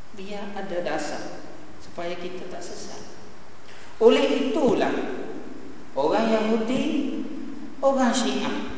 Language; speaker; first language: Malay; early bilingual, heritage; Arabic